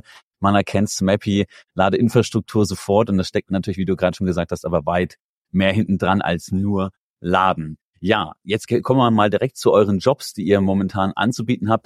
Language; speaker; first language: German; native; German